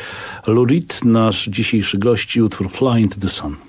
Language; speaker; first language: Polish; native; Polish